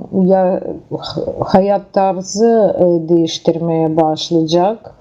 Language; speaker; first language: Turkish; non-native, learner; Russian